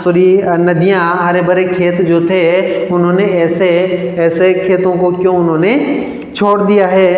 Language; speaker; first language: Hindi; native; Hindi